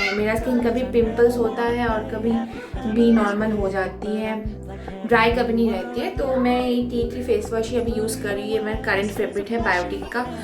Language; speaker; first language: Hindi; non-native, local second language; Bangla